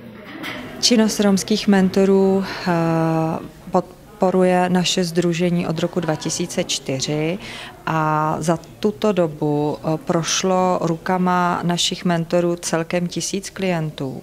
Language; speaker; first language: Czech; native; Czech